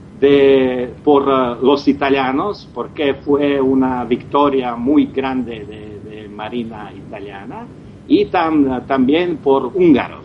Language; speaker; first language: Spanish; non-native, learner; Croatian